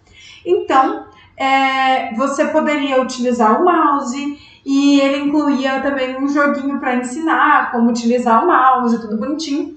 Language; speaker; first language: Portuguese; native; Portuguese